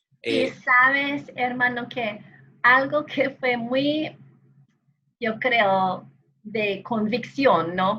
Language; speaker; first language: Spanish; non-native, fluent; English